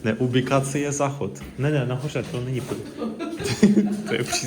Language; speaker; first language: Czech; non-native, fluent; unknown